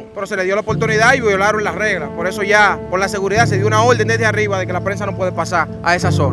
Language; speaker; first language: Spanish; native; Spanish